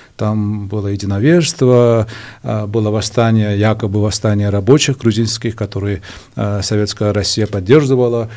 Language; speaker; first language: Russian; non-native, local second language; Georgian